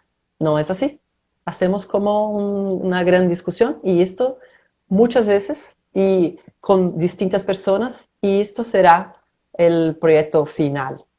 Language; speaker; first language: Spanish; non-native, fluent; Portuguese